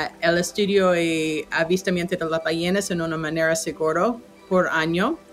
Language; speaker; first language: Spanish; non-native, fluent; English